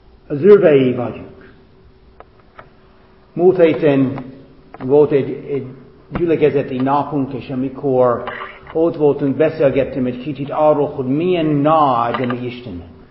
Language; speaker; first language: Hungarian; non-native, fluent; English